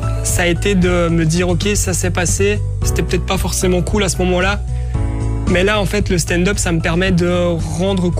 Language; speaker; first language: French; native; French